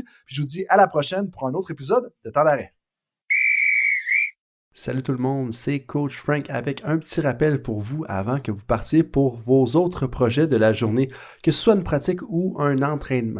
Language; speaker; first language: French; native; French